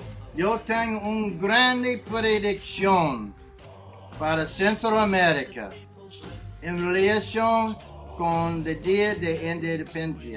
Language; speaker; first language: Spanish; non-native, learner; English